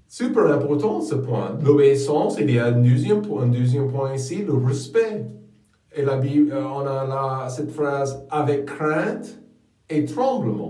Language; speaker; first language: French; non-native, fluent; English